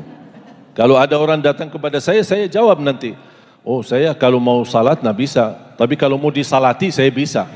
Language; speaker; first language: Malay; non-native, fluent; Arabic